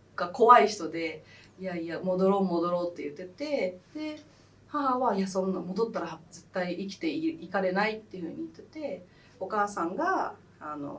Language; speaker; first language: Japanese; early bilingual, other home language; Khmer